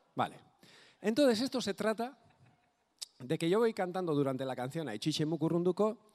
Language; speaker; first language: Spanish; non-native, local second language; Basque